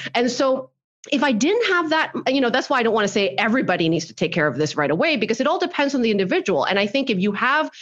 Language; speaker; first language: English; early bilingual, other home language; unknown